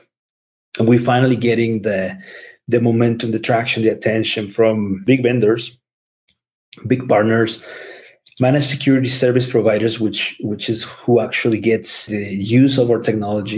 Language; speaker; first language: English; non-native, fluent; Spanish